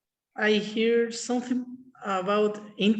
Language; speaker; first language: English; non-native, learner; Spanish